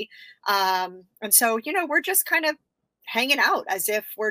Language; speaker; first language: English; native; English